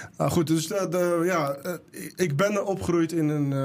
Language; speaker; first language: Dutch; early bilingual, other home language; Arabic